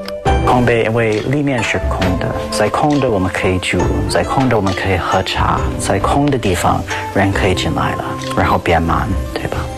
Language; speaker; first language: Chinese; non-native, fluent; English